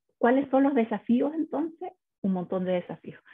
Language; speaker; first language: Spanish; native; Spanish